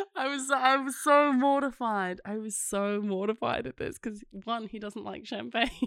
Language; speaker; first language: English; native; English